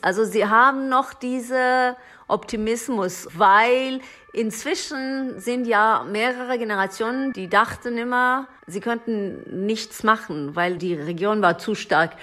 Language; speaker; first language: German; non-native, learner; Persian